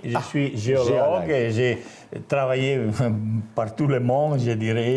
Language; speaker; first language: French; non-native, fluent; Italian